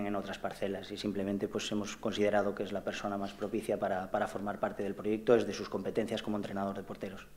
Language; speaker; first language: Spanish; native; Spanish